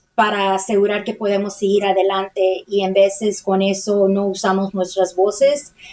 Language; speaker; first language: Spanish; early bilingual, heritage; Spanish